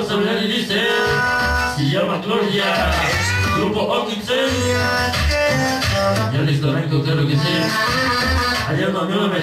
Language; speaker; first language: Spanish; native; Spanish